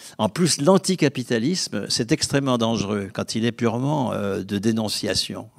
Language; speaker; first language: French; native; French